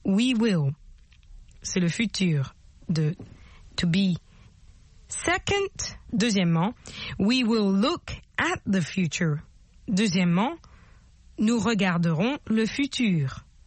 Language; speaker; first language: French; native; French